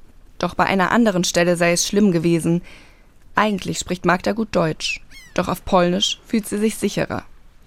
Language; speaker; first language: German; native; German